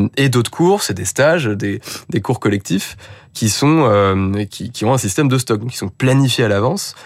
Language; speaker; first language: French; native; French